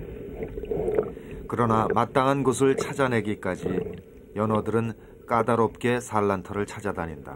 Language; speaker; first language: Korean; native; Korean